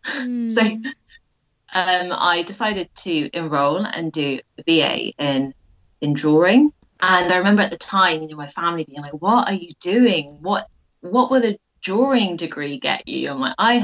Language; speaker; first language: English; native; English